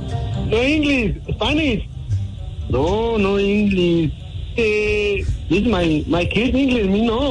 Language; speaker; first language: English; non-native, learner; Spanish